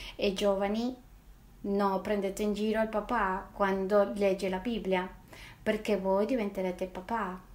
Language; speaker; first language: Italian; non-native, fluent; Spanish